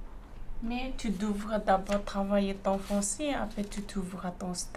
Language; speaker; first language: French; non-native, learner; Tibetan